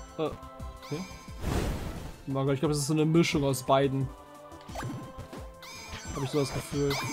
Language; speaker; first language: German; native; German